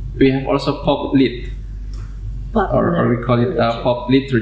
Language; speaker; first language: English; non-native, fluent; Indonesian